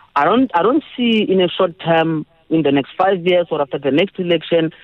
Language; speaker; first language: English; non-native, local second language; Northern Sotho